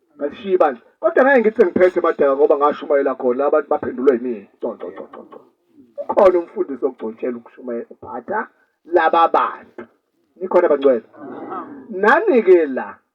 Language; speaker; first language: Zulu; native; Zulu